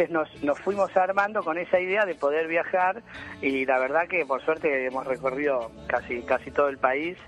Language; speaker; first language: Spanish; native; Spanish